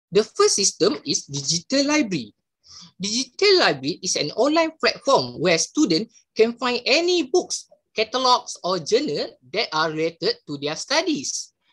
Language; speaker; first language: English; non-native, local second language; Malay